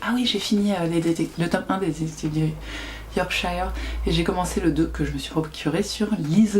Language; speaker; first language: French; native; French